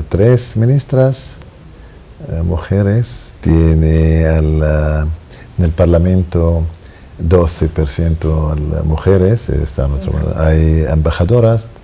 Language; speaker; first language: Spanish; non-native, fluent; Arabic